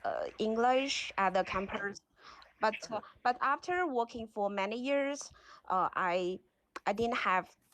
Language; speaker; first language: English; non-native, learner; Chinese